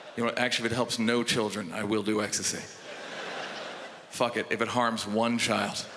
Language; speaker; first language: English; native; English